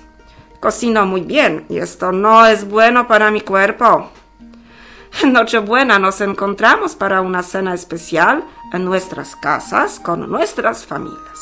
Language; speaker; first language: Spanish; non-native, learner; Polish